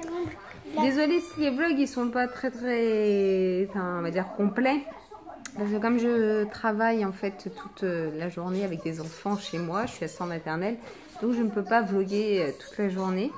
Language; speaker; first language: French; native; French